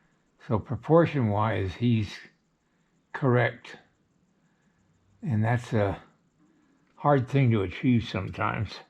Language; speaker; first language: English; native; English